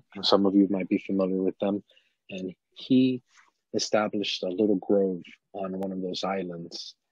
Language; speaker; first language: English; native; English